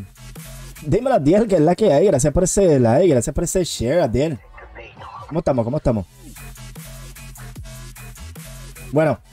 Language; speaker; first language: Spanish; native; Spanish